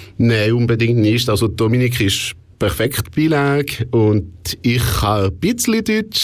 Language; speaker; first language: German; non-native, local second language; French